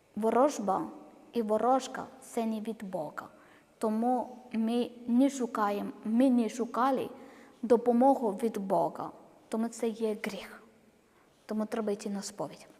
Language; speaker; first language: Ukrainian; non-native, learner; Malayalam